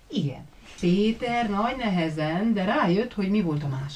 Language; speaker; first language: Hungarian; native; Hungarian